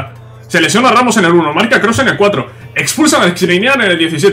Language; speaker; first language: Spanish; native; Spanish